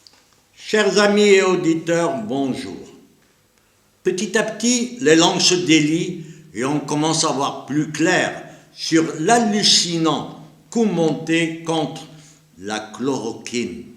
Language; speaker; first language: French; native; French